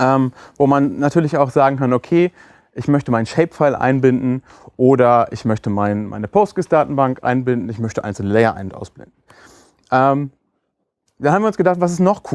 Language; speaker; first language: German; native; German